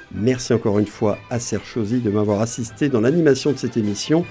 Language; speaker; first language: French; native; French